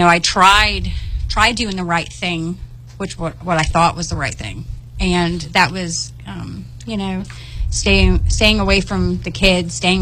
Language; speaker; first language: English; native; English